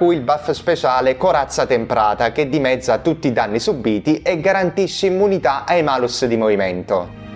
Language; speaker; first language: Italian; native; Italian